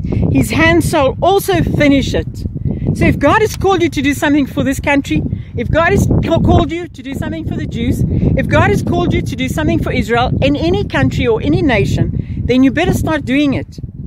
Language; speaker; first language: English; early bilingual, other home language; Afrikaans